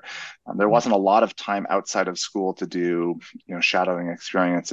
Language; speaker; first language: English; native; English